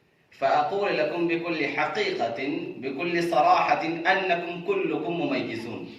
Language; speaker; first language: Arabic; non-native, fluent; Urdu